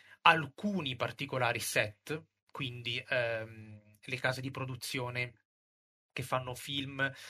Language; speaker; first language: Italian; native; Italian